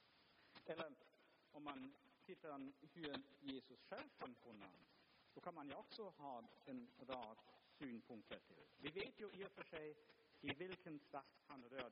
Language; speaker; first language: Swedish; non-native, fluent; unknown